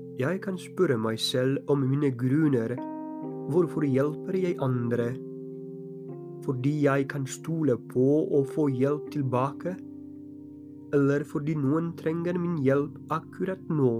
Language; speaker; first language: Norwegian; non-native, fluent; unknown